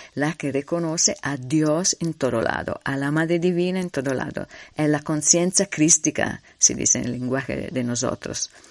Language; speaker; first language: Spanish; non-native, fluent; Italian